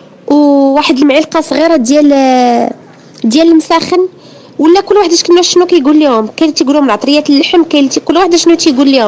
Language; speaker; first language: Arabic; native; Arabic